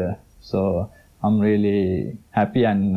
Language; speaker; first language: English; non-native, local second language; Sinhala